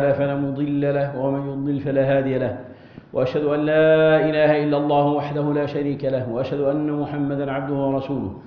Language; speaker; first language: Arabic; native; Arabic